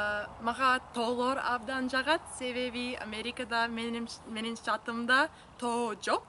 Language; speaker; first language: Kyrgyz; non-native, learner; English